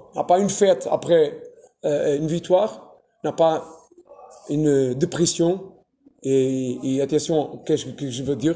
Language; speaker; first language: French; non-native, fluent; Portuguese